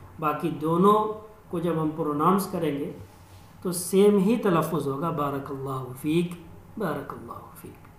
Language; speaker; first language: Urdu; native; Urdu